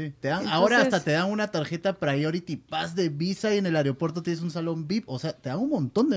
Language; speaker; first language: Spanish; native; Spanish